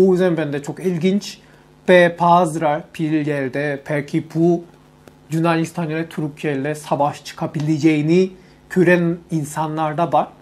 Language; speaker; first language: Turkish; non-native, learner; Korean